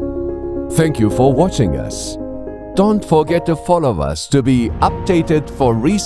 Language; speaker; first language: English; non-native, fluent; Turkish